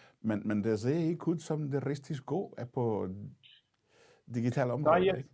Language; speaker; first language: Danish; non-native, fluent; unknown